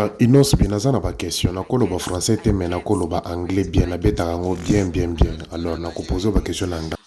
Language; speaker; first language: Lingala; non-native, local second language; Swahili